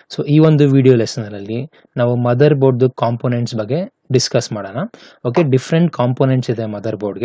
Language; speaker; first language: Kannada; native; Kannada